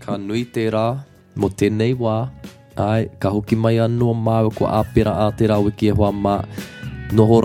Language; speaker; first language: Māori; non-native, local second language; English